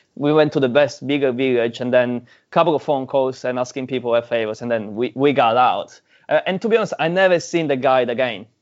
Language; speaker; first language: English; non-native, fluent; Italian